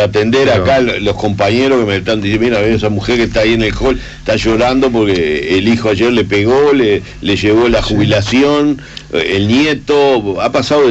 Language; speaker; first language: Spanish; native; Spanish